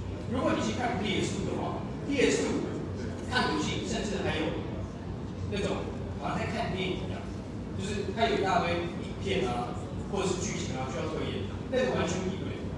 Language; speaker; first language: Chinese; native; Chinese